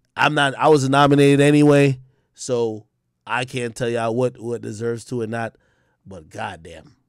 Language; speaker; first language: English; native; English